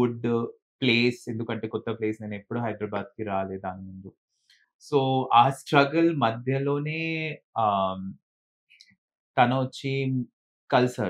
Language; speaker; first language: Telugu; non-native, fluent; Bangla